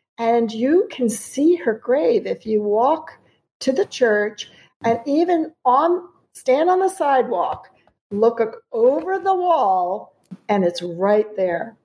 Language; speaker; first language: English; early bilingual, other home language; German